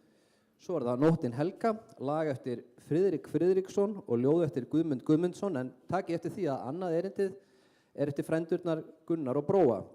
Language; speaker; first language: Icelandic; native; Icelandic